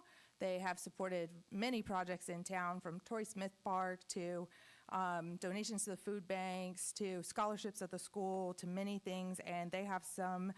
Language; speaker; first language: English; native; English